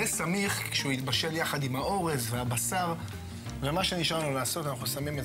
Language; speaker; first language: Hebrew; native; Hebrew